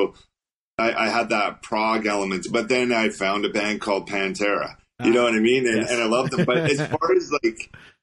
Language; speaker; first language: English; native; English